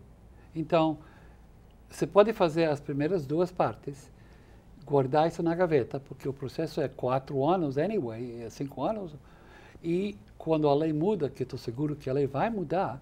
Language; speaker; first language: Portuguese; non-native, fluent; English